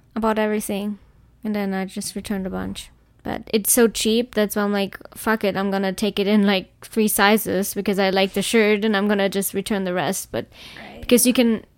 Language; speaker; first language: English; non-native, fluent; German